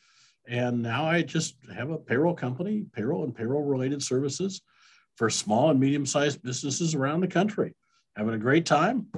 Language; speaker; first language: English; native; English